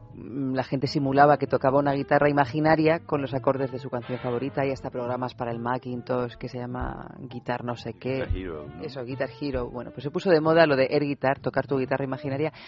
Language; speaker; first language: Spanish; native; Spanish